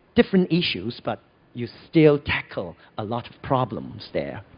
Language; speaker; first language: English; non-native, local second language; Cantonese